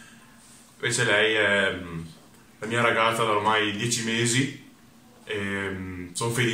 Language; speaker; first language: Italian; early bilingual, other home language; Russian